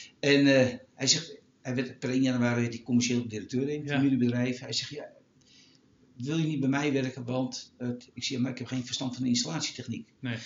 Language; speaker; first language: Dutch; native; Dutch